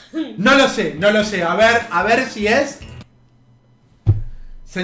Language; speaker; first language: Spanish; native; Spanish